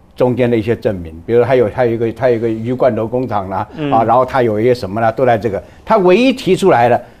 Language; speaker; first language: Chinese; native; Chinese